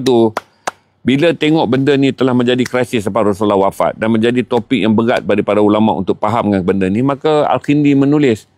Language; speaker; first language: Malay; native; Malay